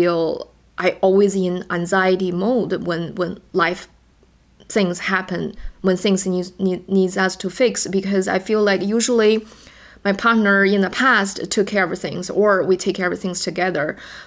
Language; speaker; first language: English; non-native, fluent; Chinese